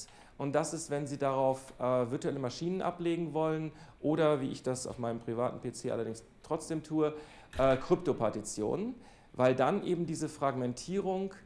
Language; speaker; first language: German; native; German